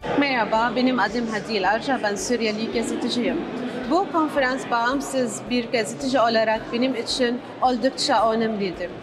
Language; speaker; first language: Turkish; non-native, learner; Arabic